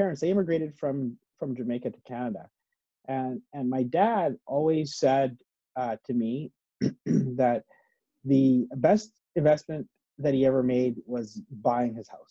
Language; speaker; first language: English; native; English